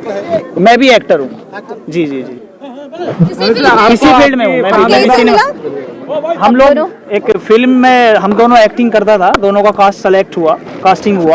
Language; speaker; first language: Hindi; non-native, local second language; Malayalam